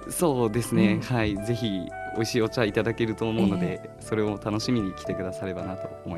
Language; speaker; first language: Japanese; native; Japanese